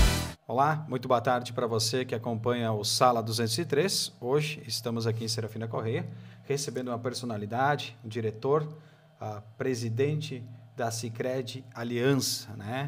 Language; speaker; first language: Portuguese; native; Portuguese